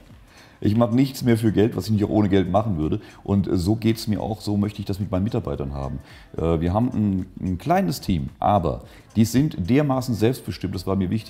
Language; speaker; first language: German; native; German